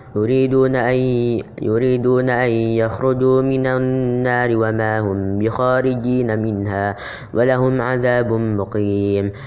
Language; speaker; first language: Arabic; non-native, learner; Indonesian